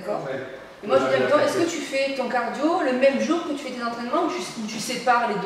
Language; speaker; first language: French; native; French